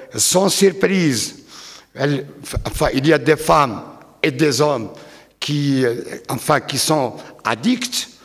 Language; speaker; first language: French; non-native, local second language; Arabic